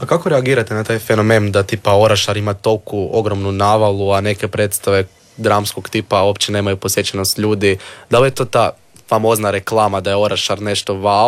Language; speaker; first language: Serbian; native; Serbian